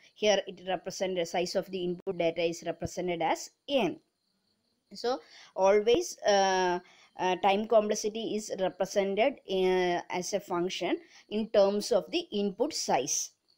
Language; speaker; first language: English; non-native, local second language; Malayalam